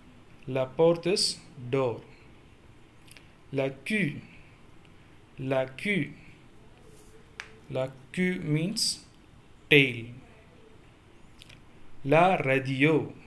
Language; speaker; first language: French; non-native, learner; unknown